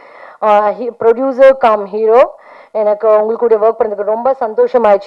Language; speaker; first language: Tamil; non-native, fluent; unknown